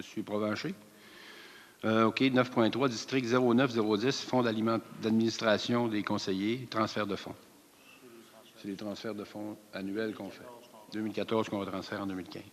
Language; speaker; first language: French; native; French